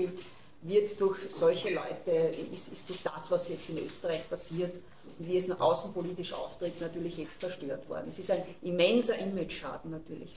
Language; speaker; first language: German; native; German